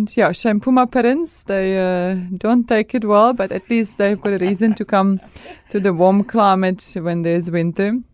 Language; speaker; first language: English; non-native, fluent; Czech